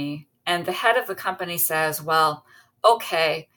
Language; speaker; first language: English; native; English